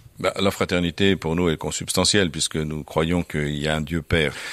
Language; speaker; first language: French; native; French